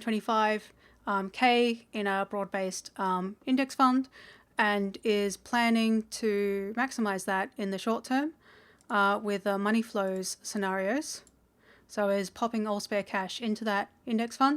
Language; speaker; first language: English; native; English